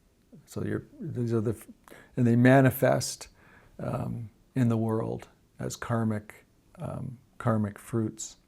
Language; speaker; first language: English; native; English